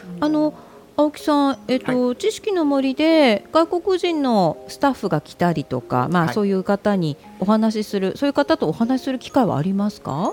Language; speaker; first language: Japanese; native; Japanese